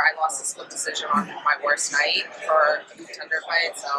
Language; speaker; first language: English; native; English